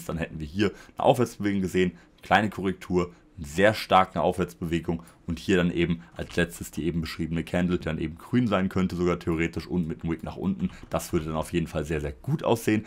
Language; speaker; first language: German; native; German